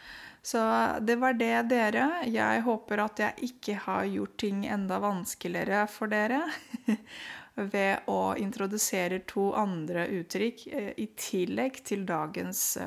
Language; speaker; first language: Norwegian; non-native, fluent; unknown